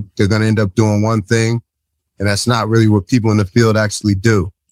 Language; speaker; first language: English; native; English